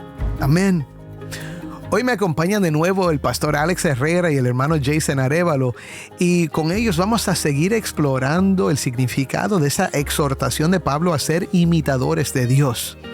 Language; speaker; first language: Spanish; native; Spanish